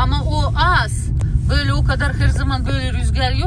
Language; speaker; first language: Turkish; non-native, learner; Russian